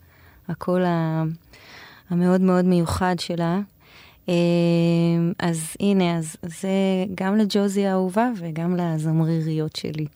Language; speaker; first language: Hebrew; native; Hebrew